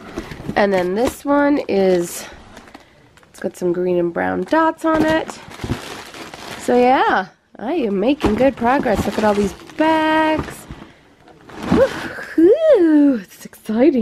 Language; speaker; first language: English; native; English